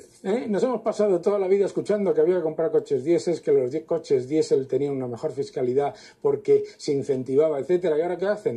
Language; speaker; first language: Spanish; native; Spanish